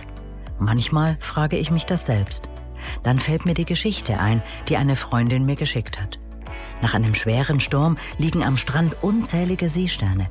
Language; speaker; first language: German; native; German